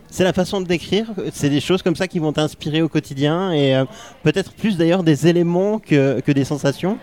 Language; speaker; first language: French; native; French